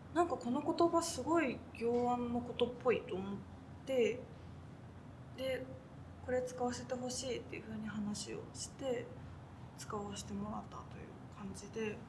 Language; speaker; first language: Japanese; native; Japanese